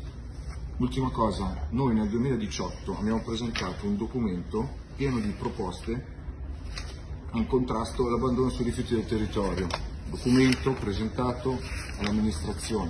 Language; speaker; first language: Italian; native; Italian